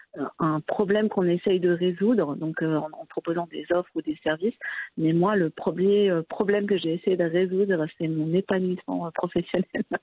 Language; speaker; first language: French; early bilingual, other home language; Arabic